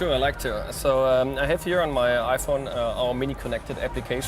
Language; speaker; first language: English; non-native, fluent; German